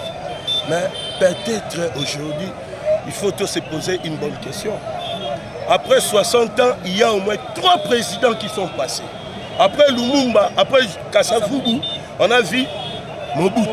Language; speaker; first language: French; non-native, local second language; Lingala